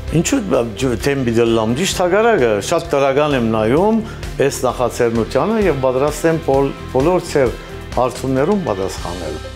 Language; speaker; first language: Armenian; early bilingual, heritage; Armenian